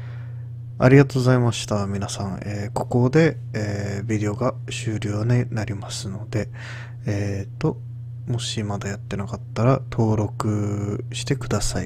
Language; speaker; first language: Japanese; non-native, learner; English